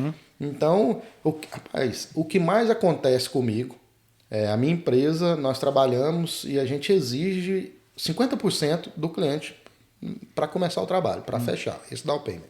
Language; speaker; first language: Portuguese; native; Portuguese